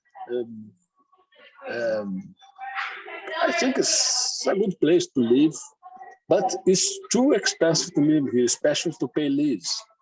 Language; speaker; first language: English; non-native, learner; Portuguese